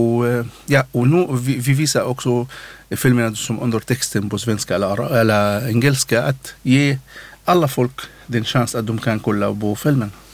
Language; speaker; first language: Swedish; non-native, learner; Arabic